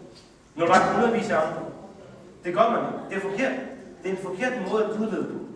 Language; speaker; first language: Danish; early bilingual, other home language; Urdu